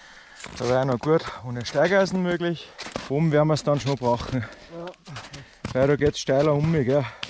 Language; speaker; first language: German; native; German